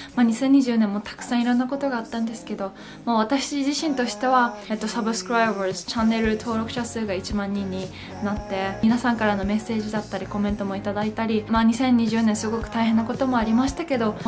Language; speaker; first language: Japanese; native; Japanese